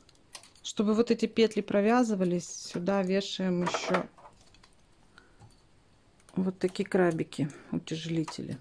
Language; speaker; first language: Russian; native; Russian